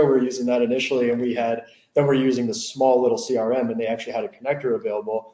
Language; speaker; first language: English; native; English